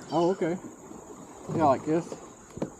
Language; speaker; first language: English; native; English